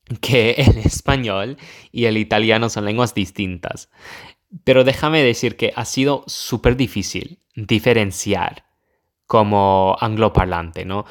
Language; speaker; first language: Spanish; non-native, fluent; English